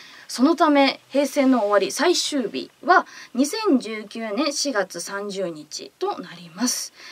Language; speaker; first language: Japanese; native; Japanese